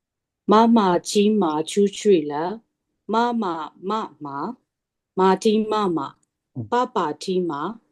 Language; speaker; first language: Chinese; non-native, learner; Burmese